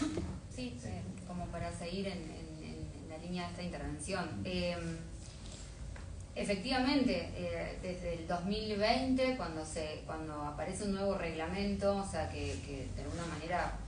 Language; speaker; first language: Spanish; native; Spanish